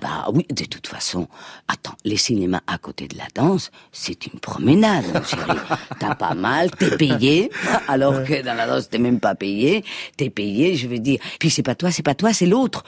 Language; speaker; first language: French; non-native, fluent; Spanish